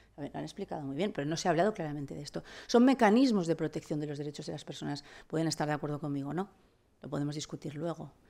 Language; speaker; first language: Spanish; non-native, local second language; Catalan